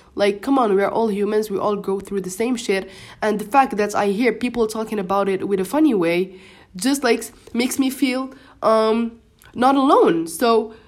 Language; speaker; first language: English; non-native, fluent; Arabic